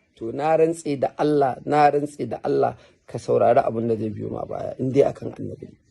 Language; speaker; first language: Hausa; native; Hausa